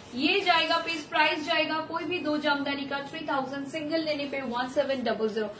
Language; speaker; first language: Hindi; non-native, local second language; Bangla